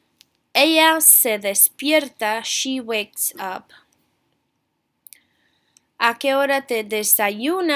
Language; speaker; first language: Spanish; non-native, fluent; English